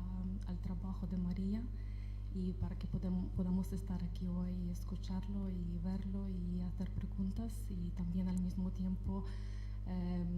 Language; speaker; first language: Spanish; non-native, fluent; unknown